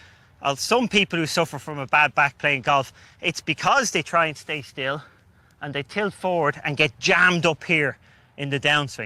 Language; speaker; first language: English; native; English